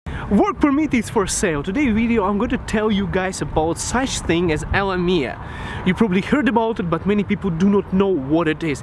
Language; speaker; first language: English; non-native, local second language; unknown